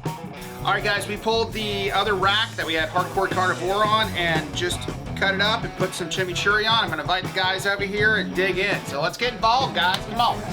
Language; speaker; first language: English; native; English